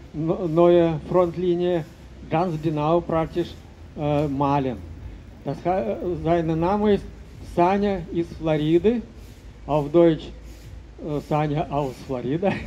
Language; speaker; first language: German; non-native, learner; Russian